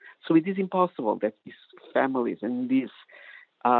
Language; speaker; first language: English; non-native, fluent; Portuguese